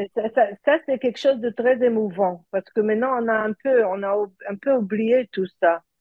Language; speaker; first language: French; early bilingual, heritage; French